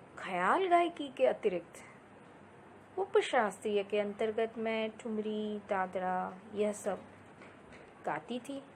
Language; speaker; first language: Hindi; non-native, local second language; Marathi